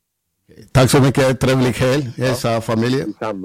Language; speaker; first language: Swedish; non-native, fluent; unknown